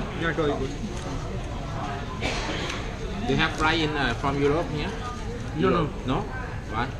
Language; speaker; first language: English; non-native, learner; Thai